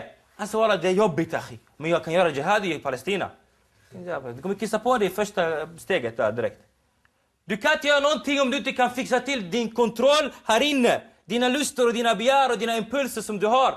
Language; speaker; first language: Swedish; non-native, local second language; Arabic